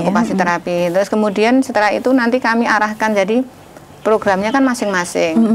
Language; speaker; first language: Indonesian; native; Indonesian